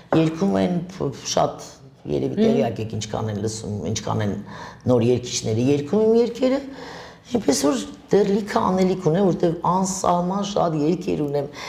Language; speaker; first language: Armenian; native; Armenian